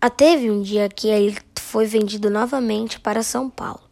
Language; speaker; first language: Portuguese; native; Portuguese